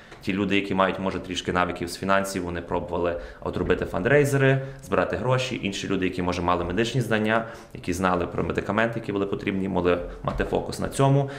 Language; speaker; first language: Ukrainian; native; Ukrainian